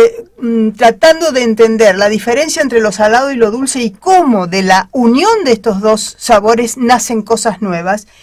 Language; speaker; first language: Spanish; native; Spanish